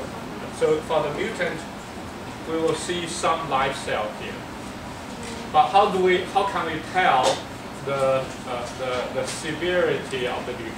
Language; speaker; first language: English; non-native, fluent; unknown